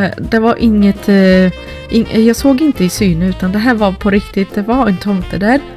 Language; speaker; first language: Swedish; early bilingual, other home language; Finnish